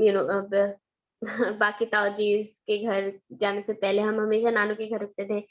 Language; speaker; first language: Hindi; early bilingual, heritage; Hindi